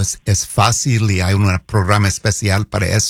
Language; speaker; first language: Spanish; non-native, fluent; English